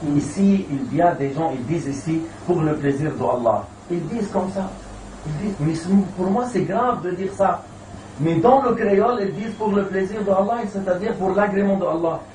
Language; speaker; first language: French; non-native, fluent; Arabic